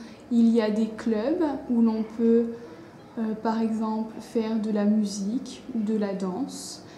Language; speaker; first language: French; non-native, learner; English